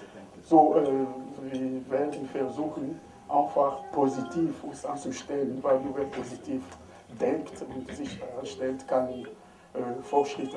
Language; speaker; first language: German; non-native, fluent; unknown